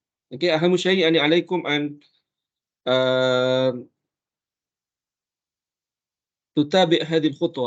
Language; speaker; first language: Arabic; non-native, fluent; Malay